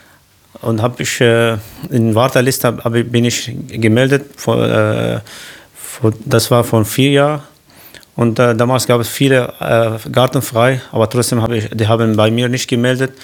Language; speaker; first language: German; non-native, learner; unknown